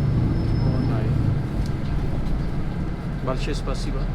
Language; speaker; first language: Russian; non-native, learner; Turkish